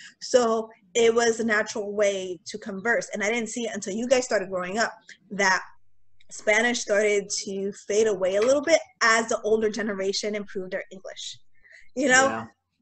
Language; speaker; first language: English; early bilingual, other home language; Spanish